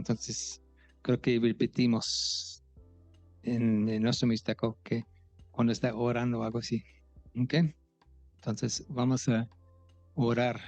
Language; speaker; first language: Spanish; non-native, fluent; English